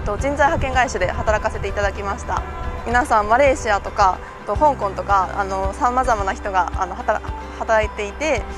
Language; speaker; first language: Japanese; native; Japanese